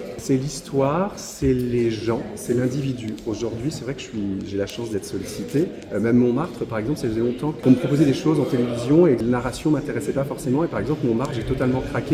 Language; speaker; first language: French; native; French